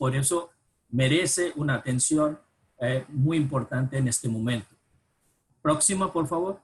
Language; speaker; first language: Spanish; non-native, fluent; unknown